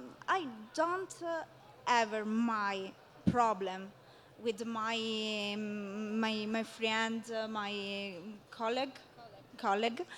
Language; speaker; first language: English; non-native, learner; Italian